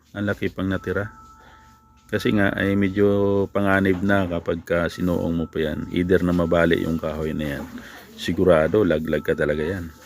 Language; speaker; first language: Filipino; non-native, local second language; Cebuano